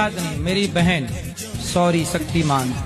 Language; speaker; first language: Hindi; native; Hindi